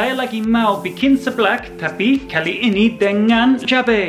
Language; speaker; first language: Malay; non-native, learner; English